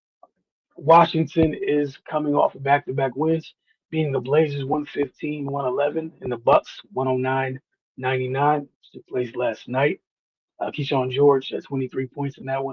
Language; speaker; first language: English; native; English